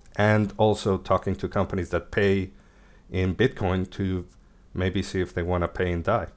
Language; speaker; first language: English; early bilingual, other home language; Spanish